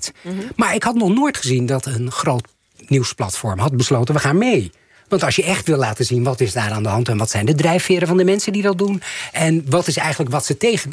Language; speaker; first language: Dutch; native; Dutch